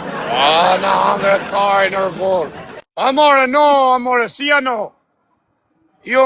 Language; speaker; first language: Spanish; non-native, learner; Albanian